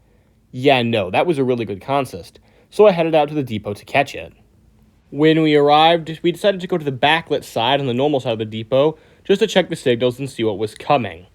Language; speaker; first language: English; native; English